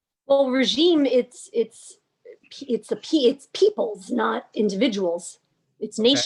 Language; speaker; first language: English; native; English